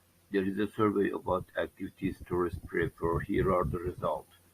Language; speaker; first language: English; non-native, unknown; Turkish